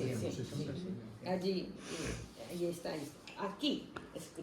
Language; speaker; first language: Spanish; non-native, fluent; Japanese